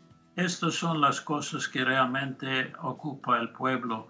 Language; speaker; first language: Spanish; non-native, fluent; English